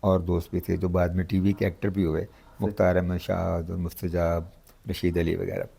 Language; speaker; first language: Urdu; non-native, local second language; Punjabi